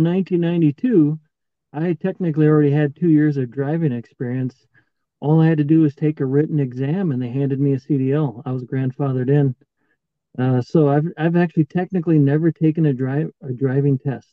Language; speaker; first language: English; native; English